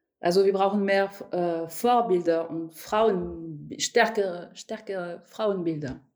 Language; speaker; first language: German; non-native, fluent; French